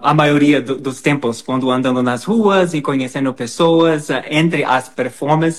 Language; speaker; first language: Spanish; non-native, learner; Portuguese